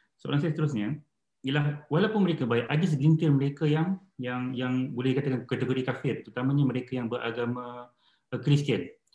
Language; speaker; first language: Malay; native; Malay